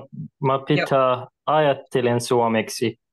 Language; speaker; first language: Finnish; non-native, learner; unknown